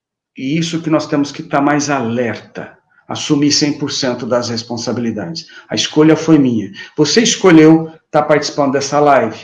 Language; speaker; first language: Portuguese; native; Portuguese